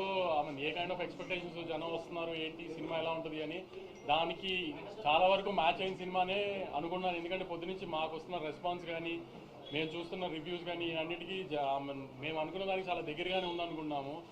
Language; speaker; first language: Telugu; native; Telugu